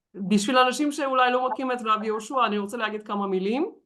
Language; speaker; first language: Hebrew; non-native, fluent; Turkish